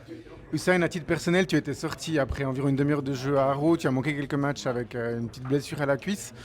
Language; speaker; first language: French; native; French